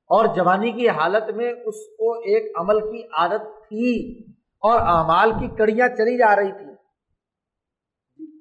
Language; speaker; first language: Urdu; non-native, local second language; Punjabi